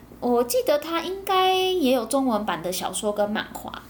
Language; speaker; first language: Chinese; native; Chinese